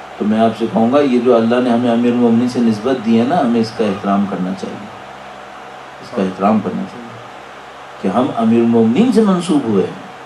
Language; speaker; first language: Urdu; native; Urdu